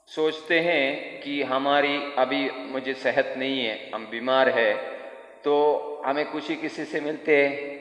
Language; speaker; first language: Hindi; non-native, local second language; Kannada